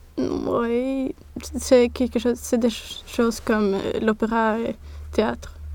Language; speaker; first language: French; non-native, learner; Swedish